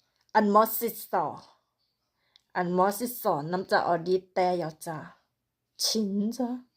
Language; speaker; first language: Korean; non-native, learner; Thai